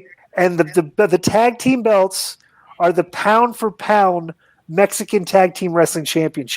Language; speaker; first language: English; native; English